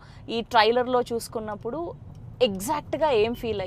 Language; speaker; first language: Telugu; native; Telugu